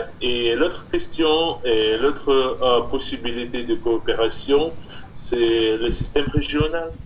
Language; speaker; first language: French; non-native, fluent; Russian